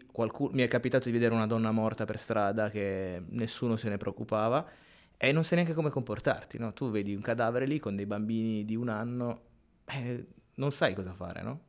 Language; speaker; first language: Italian; native; Italian